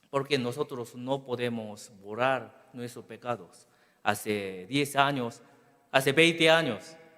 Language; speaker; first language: Spanish; non-native, learner; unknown